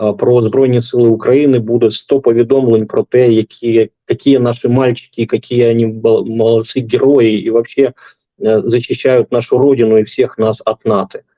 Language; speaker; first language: Ukrainian; non-native, local second language; Russian